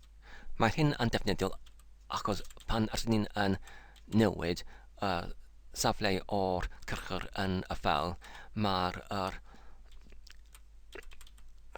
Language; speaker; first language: Welsh; non-native, learner; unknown